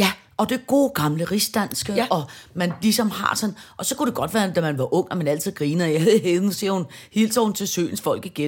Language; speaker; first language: Danish; native; Danish